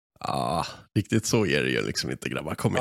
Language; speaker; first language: Swedish; native; Swedish